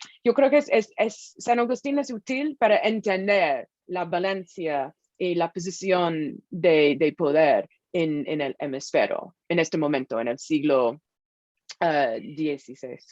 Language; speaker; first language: Spanish; non-native, fluent; English